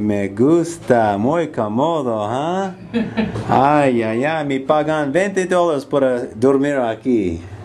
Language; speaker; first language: Spanish; non-native, learner; English